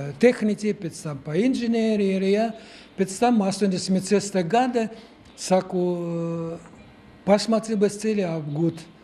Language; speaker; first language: Latvian; non-native, local second language; Russian